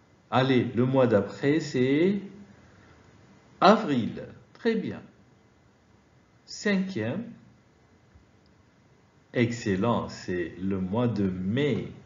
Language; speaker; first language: French; non-native, fluent; Arabic